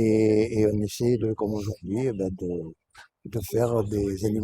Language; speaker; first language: French; native; French